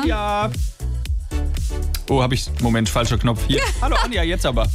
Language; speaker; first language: German; native; German